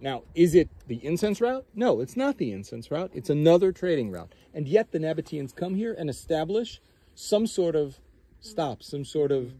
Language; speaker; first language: English; non-native, fluent; Hebrew